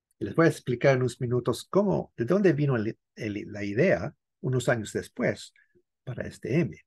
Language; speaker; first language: Spanish; non-native, fluent; English